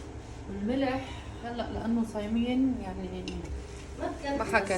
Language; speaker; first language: Arabic; native; Arabic